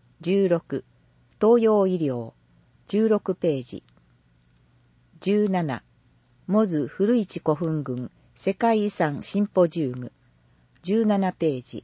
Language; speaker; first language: Japanese; native; Japanese